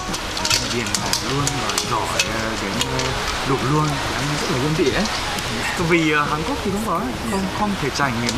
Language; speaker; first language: Vietnamese; non-native, fluent; Korean